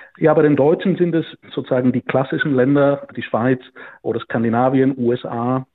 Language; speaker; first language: German; non-native, fluent; Bulgarian